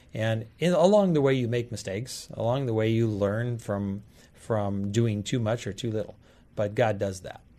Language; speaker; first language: English; native; English